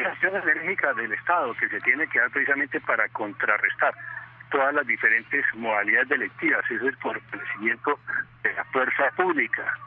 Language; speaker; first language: Spanish; native; Spanish